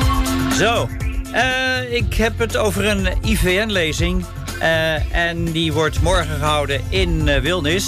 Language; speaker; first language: Dutch; native; Dutch